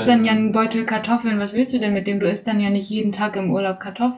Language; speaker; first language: German; native; German